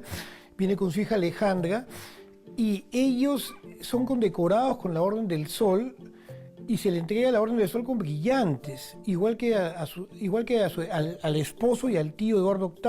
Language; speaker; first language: Spanish; native; Spanish